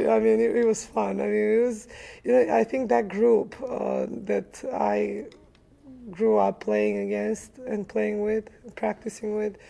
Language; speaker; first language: English; early bilingual, other home language; Serbian